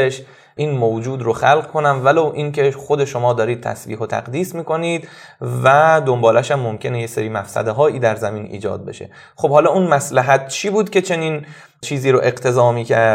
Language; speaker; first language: Persian; native; Persian